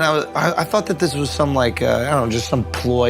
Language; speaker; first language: English; native; English